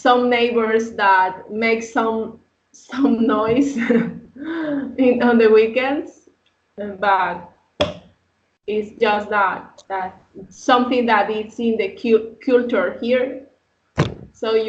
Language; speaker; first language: English; non-native, learner; Spanish